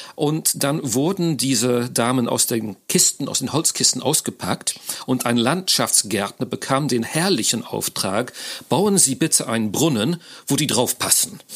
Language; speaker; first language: German; non-native, fluent; English